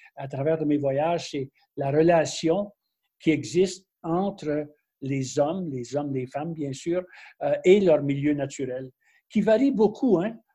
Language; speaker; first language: French; native; French